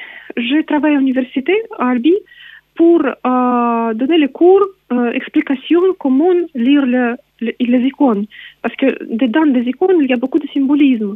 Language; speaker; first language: French; non-native, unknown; Russian